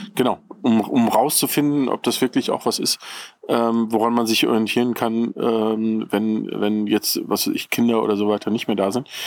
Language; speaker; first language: German; native; German